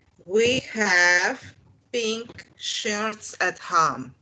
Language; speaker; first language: English; non-native, learner; Spanish